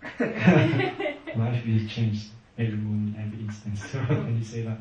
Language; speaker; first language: English; non-native, fluent; Vietnamese